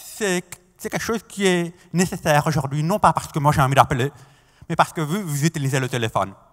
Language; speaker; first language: French; non-native, fluent; English